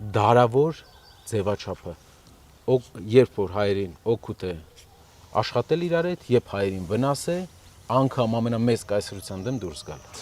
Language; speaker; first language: Armenian; native; Armenian